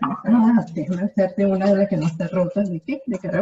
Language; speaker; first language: Spanish; native; Spanish